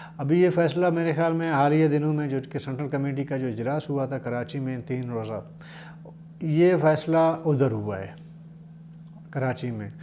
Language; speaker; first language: Urdu; non-native, local second language; Baluchi